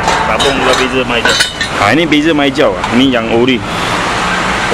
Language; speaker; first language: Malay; non-native, local second language; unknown